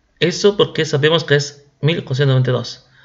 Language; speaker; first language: Spanish; non-native, fluent; Italian